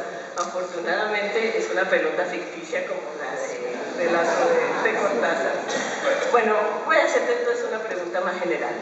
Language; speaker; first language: Spanish; native; Spanish